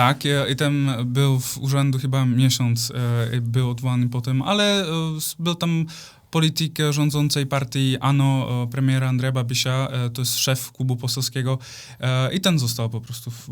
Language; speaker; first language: Polish; non-native, fluent; Czech